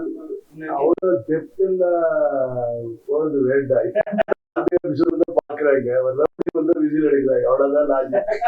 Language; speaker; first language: Tamil; non-native, learner; Kannada